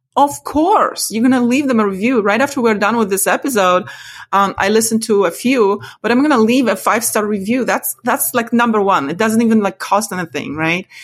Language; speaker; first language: English; non-native, fluent; Polish